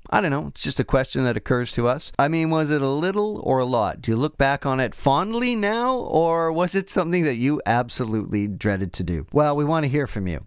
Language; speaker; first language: English; native; English